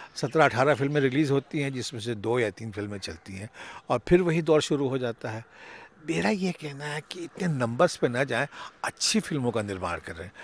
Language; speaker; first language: Hindi; native; Hindi